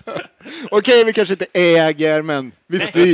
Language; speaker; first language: Swedish; native; Swedish